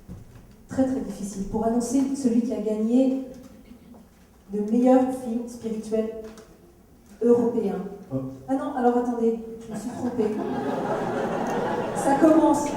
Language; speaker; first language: French; native; French